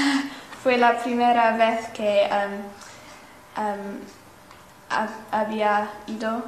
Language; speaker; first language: Spanish; non-native, learner; English